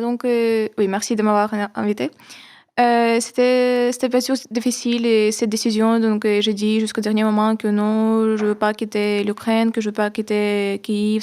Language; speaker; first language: French; non-native, fluent; Ukrainian